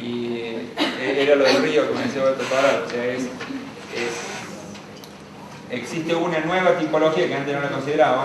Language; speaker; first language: Spanish; native; Spanish